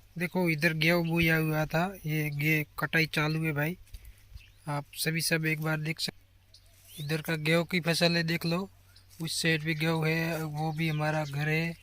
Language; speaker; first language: Hindi; non-native, local second language; Gujarati